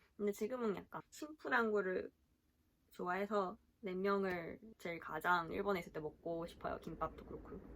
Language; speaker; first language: Korean; early bilingual, heritage; Japanese